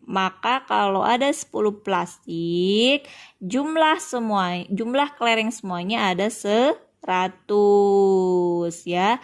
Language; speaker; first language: Indonesian; native; Indonesian